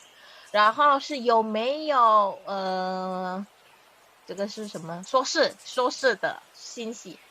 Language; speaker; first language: Chinese; non-native, fluent; Indonesian